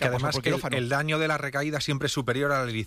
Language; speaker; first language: Spanish; native; Spanish